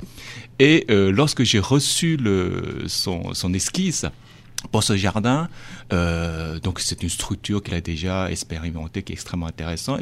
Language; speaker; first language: French; non-native, fluent; Chinese